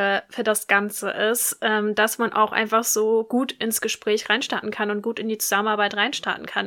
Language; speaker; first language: German; native; German